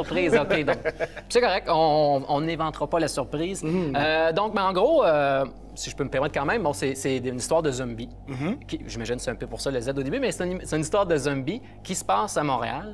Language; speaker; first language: French; native; French